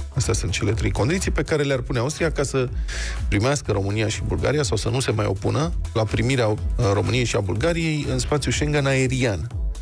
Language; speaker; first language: Romanian; native; Romanian